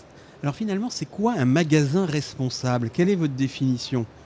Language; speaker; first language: French; native; French